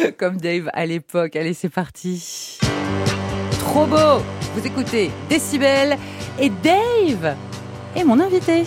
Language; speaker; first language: French; native; French